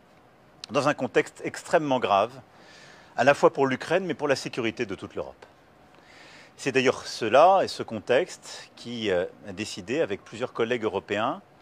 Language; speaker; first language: French; native; French